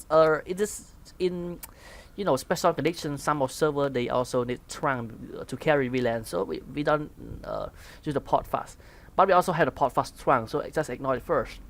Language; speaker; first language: English; non-native, fluent; Khmer